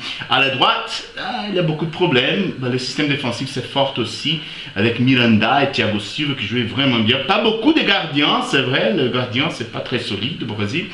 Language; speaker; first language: French; non-native, fluent; Portuguese